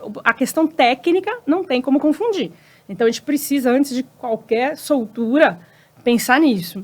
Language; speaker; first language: Portuguese; native; Portuguese